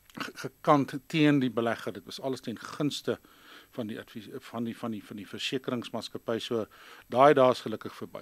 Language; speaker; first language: Afrikaans; native; Afrikaans